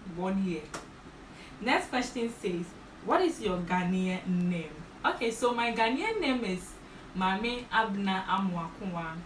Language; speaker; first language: English; non-native, local second language; Akan